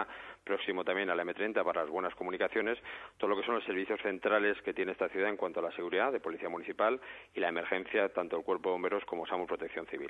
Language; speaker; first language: Spanish; native; Spanish